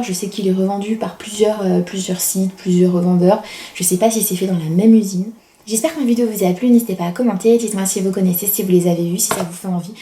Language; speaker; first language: French; native; French